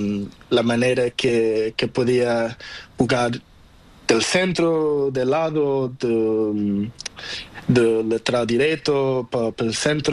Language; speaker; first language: Spanish; non-native, learner; Portuguese